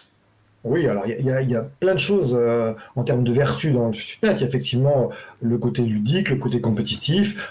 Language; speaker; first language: French; native; French